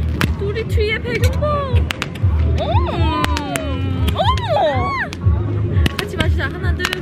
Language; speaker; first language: Korean; early bilingual, heritage; Korean